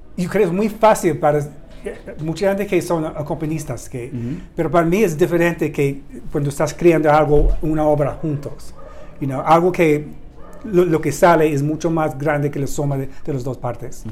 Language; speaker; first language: Spanish; non-native, learner; English